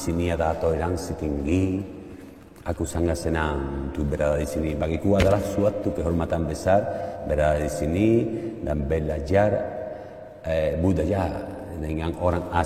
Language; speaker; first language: Indonesian; non-native, learner; Spanish